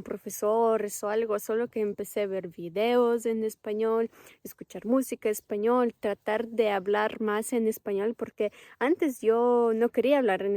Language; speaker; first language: Spanish; non-native, fluent; Ukrainian